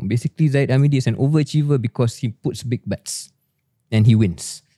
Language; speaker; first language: English; non-native, local second language; Malay